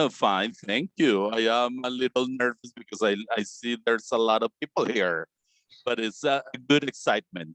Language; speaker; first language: English; non-native, fluent; Spanish